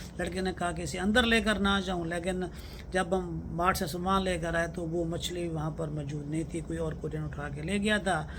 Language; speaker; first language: Urdu; non-native, local second language; Punjabi